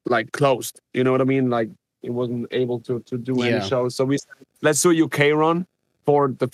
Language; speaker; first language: English; non-native, fluent; Swiss German